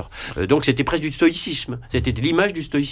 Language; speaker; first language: French; native; French